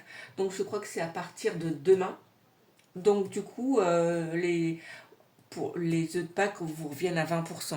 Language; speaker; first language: French; native; French